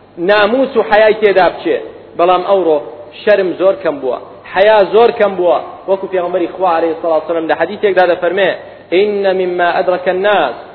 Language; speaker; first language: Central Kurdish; native; Central Kurdish